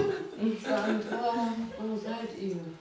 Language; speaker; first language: German; native; German